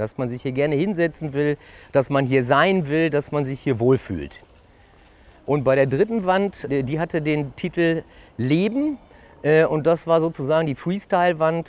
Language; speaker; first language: German; native; German